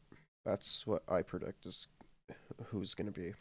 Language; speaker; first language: English; native; English